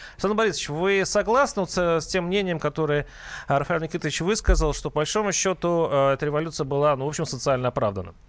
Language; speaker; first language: Russian; native; Russian